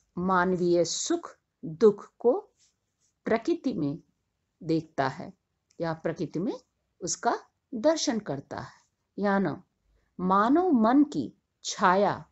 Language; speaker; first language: Hindi; native; Hindi